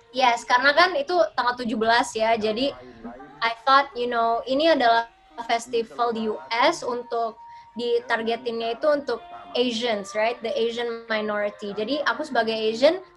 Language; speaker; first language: Indonesian; native; Indonesian